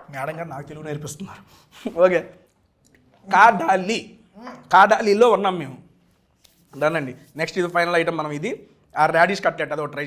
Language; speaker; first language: Telugu; native; Telugu